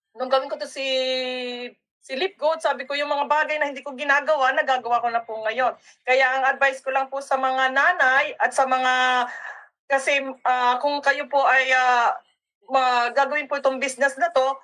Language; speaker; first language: Filipino; native; Filipino